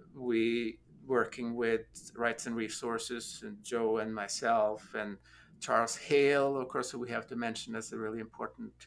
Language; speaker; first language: English; non-native, fluent; Norwegian